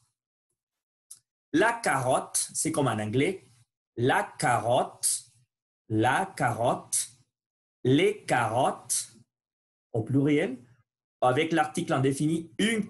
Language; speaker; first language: French; non-native, learner; Spanish